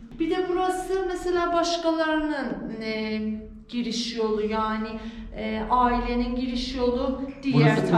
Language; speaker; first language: Turkish; non-native, fluent; Persian